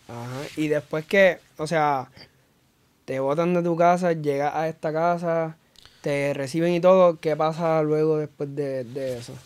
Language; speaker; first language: Spanish; native; Spanish